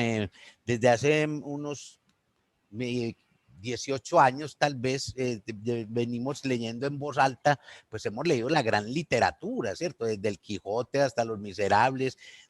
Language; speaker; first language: Spanish; native; Spanish